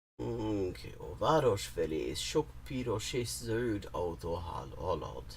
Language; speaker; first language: Hungarian; non-native, learner; English